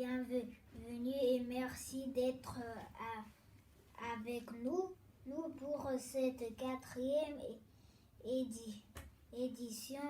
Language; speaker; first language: French; non-native, learner; Bulgarian